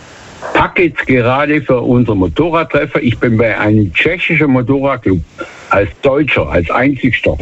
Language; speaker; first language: German; native; German